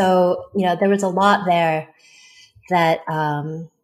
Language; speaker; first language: English; early bilingual, other home language; Chinese